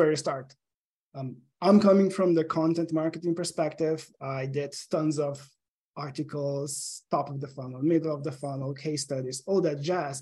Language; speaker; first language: English; non-native, fluent; Slovenian